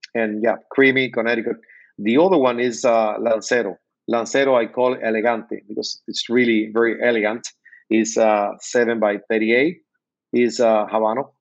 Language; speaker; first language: English; non-native, learner; Spanish